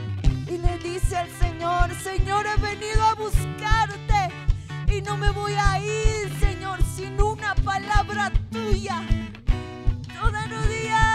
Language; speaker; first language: Spanish; native; Spanish